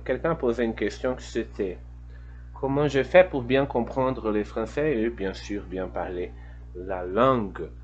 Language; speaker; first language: French; non-native, fluent; Portuguese